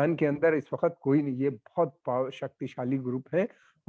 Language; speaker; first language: Hindi; native; Hindi